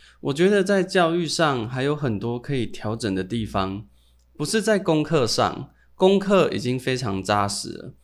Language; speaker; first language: Chinese; native; Chinese